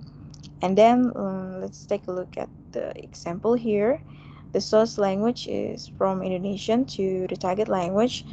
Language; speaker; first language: English; non-native, fluent; Indonesian